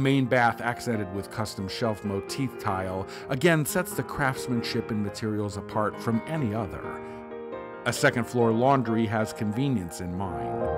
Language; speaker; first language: English; native; English